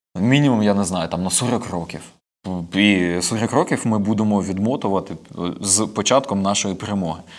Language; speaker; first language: Ukrainian; non-native, local second language; Russian